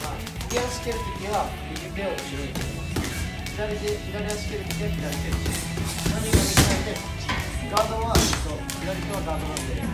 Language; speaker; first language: Japanese; native; Japanese